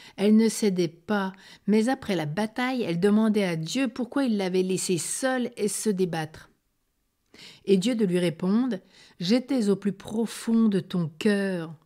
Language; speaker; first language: French; native; French